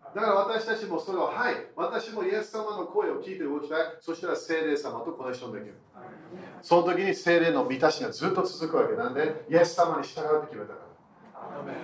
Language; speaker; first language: Japanese; non-native, fluent; English